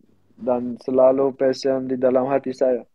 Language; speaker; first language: Indonesian; non-native, learner; Dutch